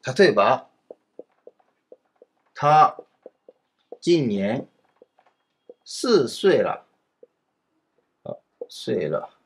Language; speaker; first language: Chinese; non-native, learner; Japanese